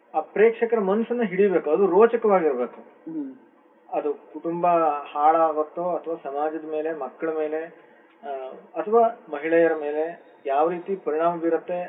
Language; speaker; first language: Kannada; native; Kannada